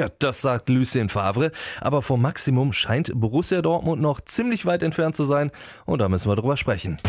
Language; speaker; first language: German; native; German